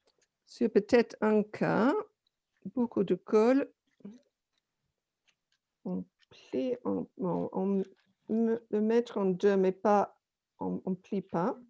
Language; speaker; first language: French; non-native, fluent; English